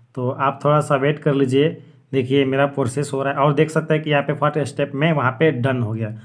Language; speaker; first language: Hindi; native; Hindi